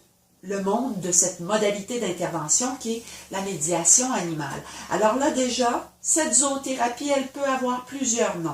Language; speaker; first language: French; native; French